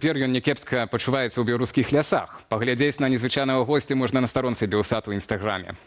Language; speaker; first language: Belarusian; native; Belarusian